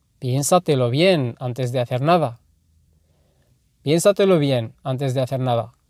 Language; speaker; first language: Spanish; non-native, fluent; Arabic